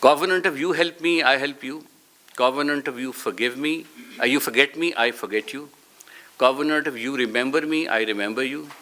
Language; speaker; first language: English; non-native, local second language; Urdu